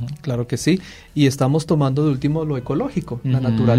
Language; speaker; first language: Spanish; native; Spanish